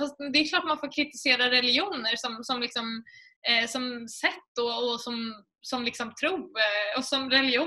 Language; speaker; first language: Swedish; native; Swedish